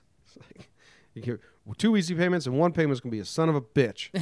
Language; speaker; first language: English; native; English